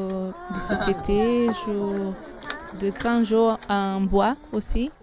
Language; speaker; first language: French; non-native, learner; Portuguese